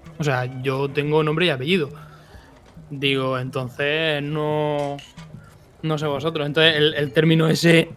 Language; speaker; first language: Spanish; native; Spanish